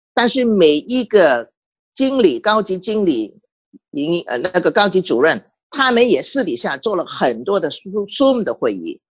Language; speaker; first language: Chinese; non-native, local second language; Cantonese